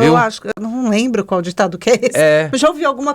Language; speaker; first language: Portuguese; native; Portuguese